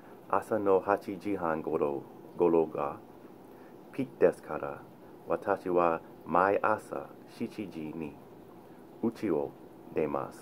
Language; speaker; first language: Japanese; non-native, learner; English